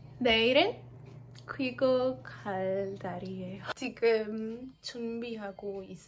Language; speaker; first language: Korean; non-native, learner; Polish